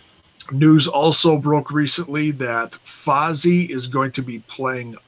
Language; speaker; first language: English; native; English